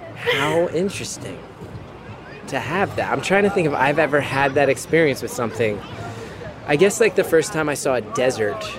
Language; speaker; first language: English; native; English